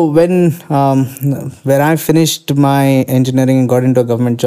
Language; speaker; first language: English; non-native, local second language; Kannada